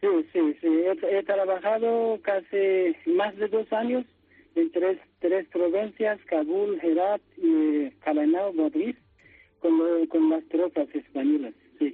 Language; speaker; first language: Spanish; non-native, learner; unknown